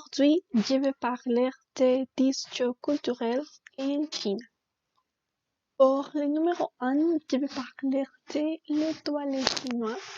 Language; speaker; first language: French; non-native, learner; Spanish